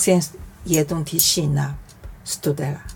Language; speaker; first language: Swedish; non-native, learner; Chinese